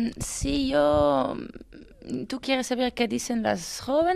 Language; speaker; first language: Spanish; non-native, learner; Dutch